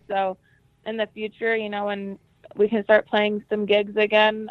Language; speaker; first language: English; native; English